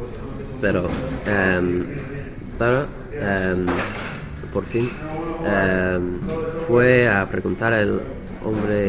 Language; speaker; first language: Spanish; non-native, learner; English